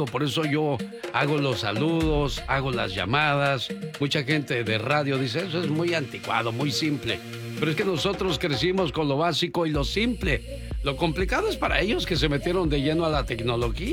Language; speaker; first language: Spanish; native; Spanish